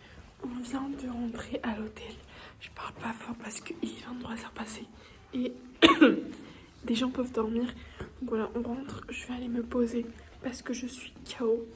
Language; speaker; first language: French; native; French